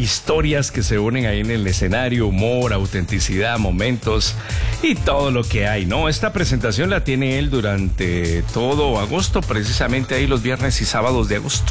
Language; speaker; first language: Spanish; native; Spanish